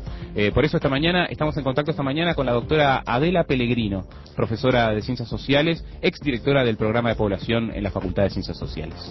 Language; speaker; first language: Spanish; native; Spanish